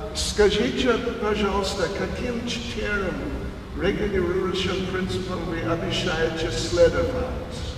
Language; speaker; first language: Russian; non-native, learner; English